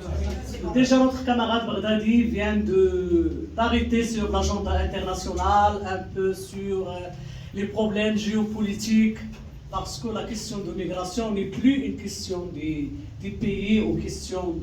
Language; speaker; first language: French; non-native, local second language; Arabic